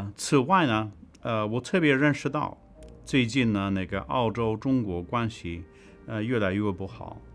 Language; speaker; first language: Chinese; non-native, fluent; English